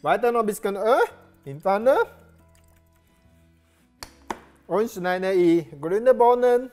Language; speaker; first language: German; non-native, learner; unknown